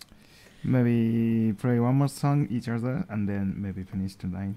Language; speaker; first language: English; non-native, learner; Japanese